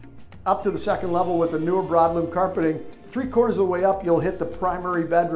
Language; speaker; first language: English; native; English